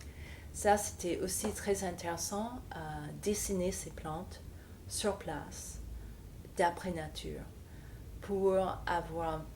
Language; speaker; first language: French; non-native, fluent; English